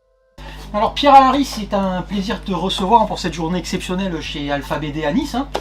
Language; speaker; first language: French; native; French